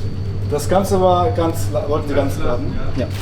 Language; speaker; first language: German; native; German